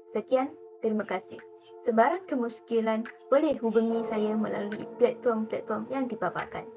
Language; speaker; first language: Malay; non-native, local second language; Chinese